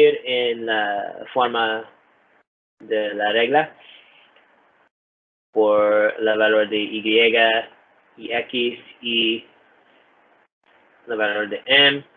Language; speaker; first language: Spanish; non-native, learner; English